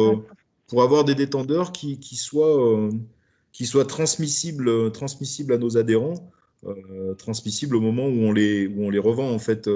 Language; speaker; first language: French; native; French